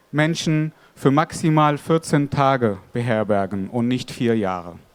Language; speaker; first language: German; non-native, fluent; Arabic